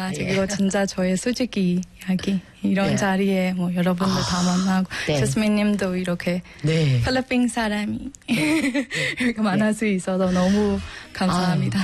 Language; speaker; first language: Korean; non-native, learner; Burmese